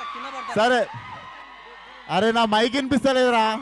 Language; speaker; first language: Telugu; native; Telugu